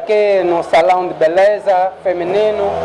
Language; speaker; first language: Portuguese; native; Portuguese